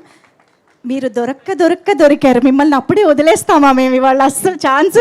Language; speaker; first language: Telugu; native; Telugu